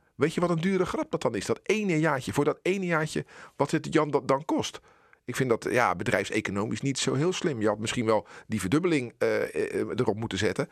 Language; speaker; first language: Dutch; native; Dutch